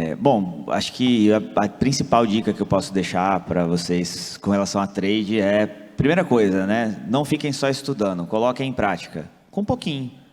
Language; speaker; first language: Portuguese; native; Portuguese